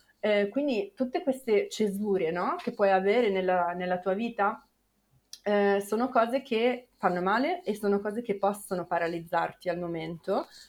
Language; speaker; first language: Italian; native; Italian